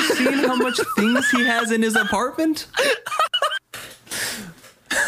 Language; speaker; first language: English; native; English